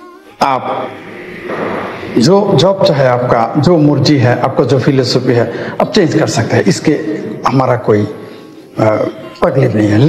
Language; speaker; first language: Hindi; non-native, fluent; Bangla